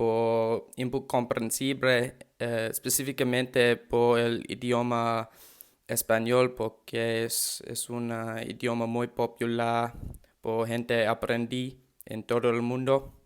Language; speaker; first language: Spanish; non-native, learner; English